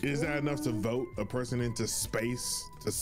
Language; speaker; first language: English; native; English